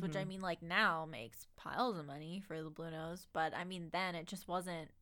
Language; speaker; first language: English; native; English